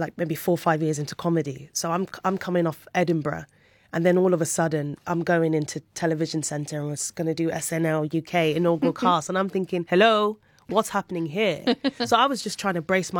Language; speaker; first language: English; native; English